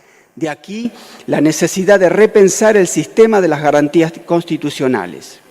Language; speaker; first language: Spanish; native; Spanish